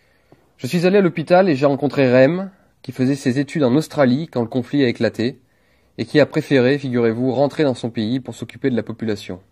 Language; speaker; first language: French; native; French